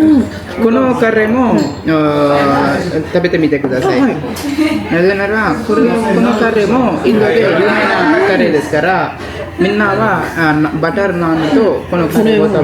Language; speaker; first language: Japanese; non-native, learner; Telugu